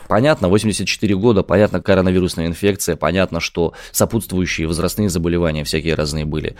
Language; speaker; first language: Russian; native; Russian